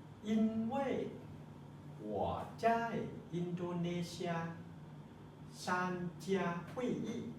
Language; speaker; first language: Chinese; non-native, learner; Lao